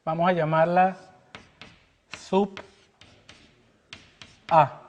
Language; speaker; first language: Spanish; native; Spanish